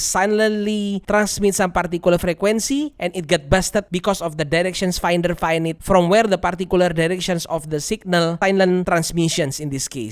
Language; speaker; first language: English; non-native, learner; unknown